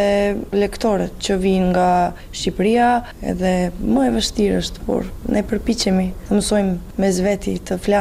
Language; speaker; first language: Albanian; non-native, fluent; Serbian